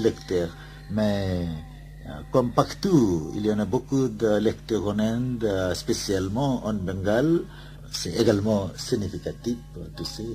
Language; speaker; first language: French; non-native, fluent; Bangla